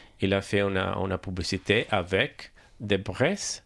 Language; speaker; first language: French; non-native, learner; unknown